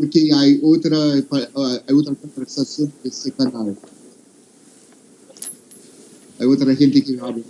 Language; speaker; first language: Spanish; non-native, fluent; English